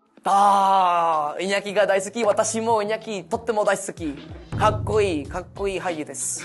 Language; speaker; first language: Japanese; non-native, learner; Spanish